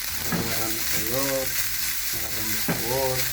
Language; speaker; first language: Spanish; native; Spanish